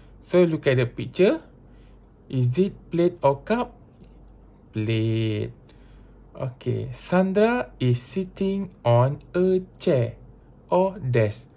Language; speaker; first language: English; non-native, local second language; Malay